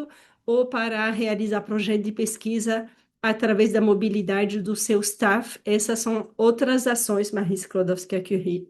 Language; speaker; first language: Portuguese; non-native, fluent; French